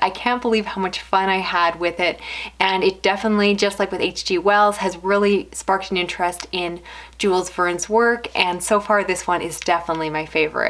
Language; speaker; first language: English; native; English